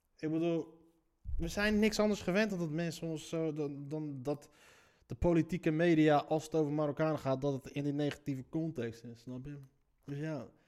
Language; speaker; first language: Dutch; early bilingual, other home language; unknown